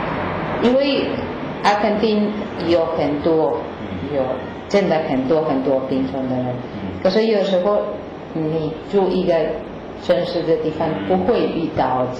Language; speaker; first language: Chinese; non-native, learner; Spanish